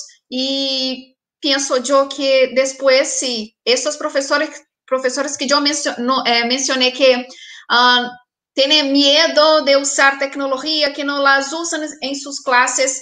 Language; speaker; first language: Spanish; non-native, fluent; Portuguese